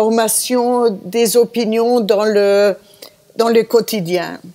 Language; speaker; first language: French; non-native, fluent; German